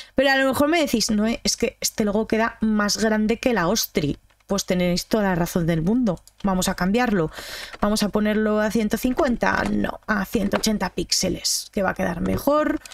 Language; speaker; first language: Spanish; native; Spanish